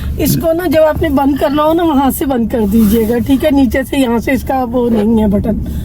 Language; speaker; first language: Urdu; native; Urdu